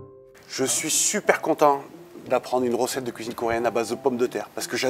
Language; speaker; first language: French; native; French